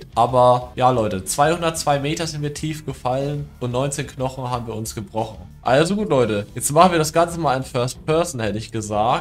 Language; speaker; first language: German; native; German